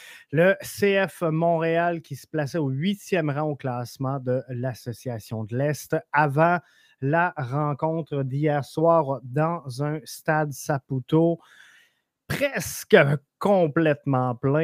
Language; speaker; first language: French; native; French